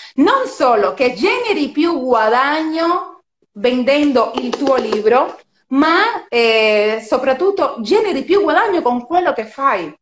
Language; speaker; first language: Italian; non-native, fluent; Spanish